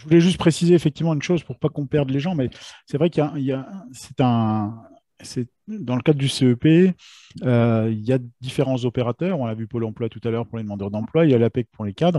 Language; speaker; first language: French; native; French